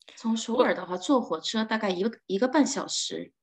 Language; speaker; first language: Chinese; non-native, fluent; Korean